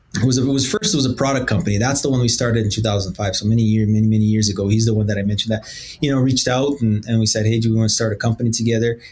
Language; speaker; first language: English; early bilingual, other home language; Portuguese